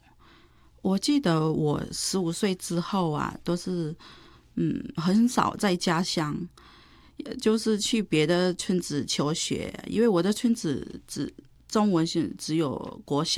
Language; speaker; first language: Chinese; non-native, fluent; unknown